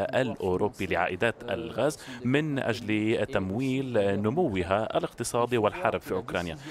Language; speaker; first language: Arabic; non-native, fluent; French